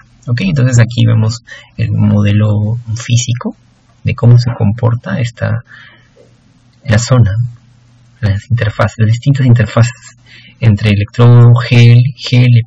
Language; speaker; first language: Spanish; native; Spanish